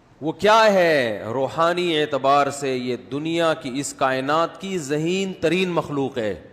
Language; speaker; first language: Urdu; native; Urdu